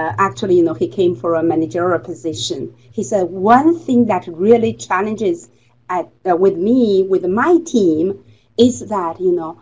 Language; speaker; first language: English; non-native, fluent; Chinese